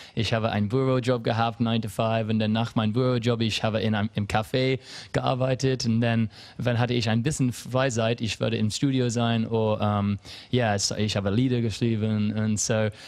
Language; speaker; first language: German; non-native, learner; English